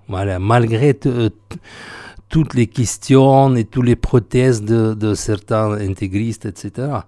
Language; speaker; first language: French; non-native, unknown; Russian